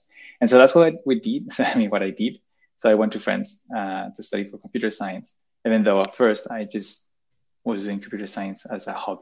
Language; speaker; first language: English; non-native, fluent; Spanish